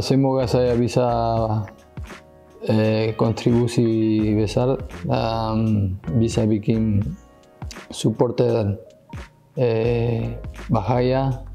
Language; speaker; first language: Indonesian; non-native, fluent; Spanish